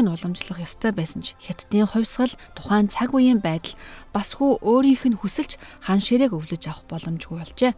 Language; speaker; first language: Mongolian; native; Mongolian